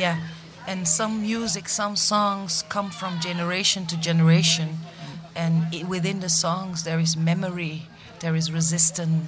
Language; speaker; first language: English; non-native, fluent; Dutch